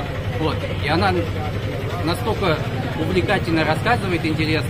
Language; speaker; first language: Russian; native; Russian